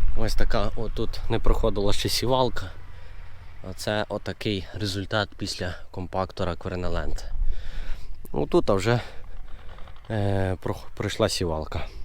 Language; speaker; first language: Ukrainian; native; Ukrainian